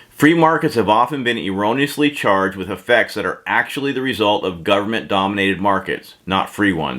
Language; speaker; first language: English; native; English